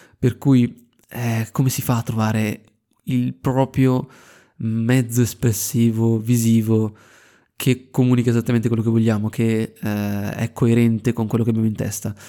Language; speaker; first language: Italian; native; Italian